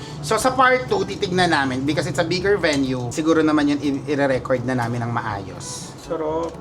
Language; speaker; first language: Filipino; non-native, local second language; Pampanga